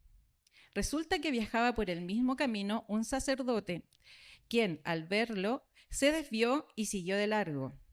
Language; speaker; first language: Spanish; native; Spanish